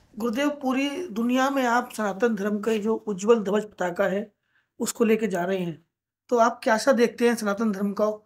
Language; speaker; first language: Hindi; native; Hindi